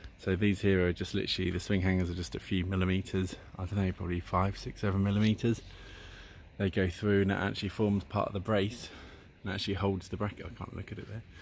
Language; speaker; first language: English; native; English